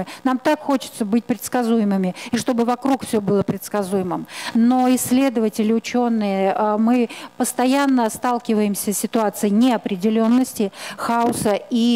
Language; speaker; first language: Russian; native; Russian